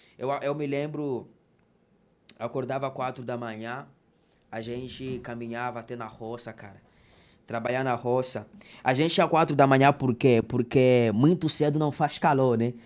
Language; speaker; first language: Portuguese; non-native, local second language; Makhuwa